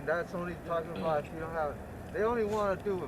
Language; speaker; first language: English; native; English